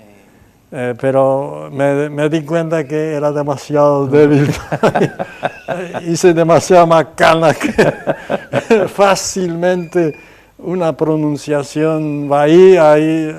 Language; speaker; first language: Spanish; non-native, local second language; Plautdietsch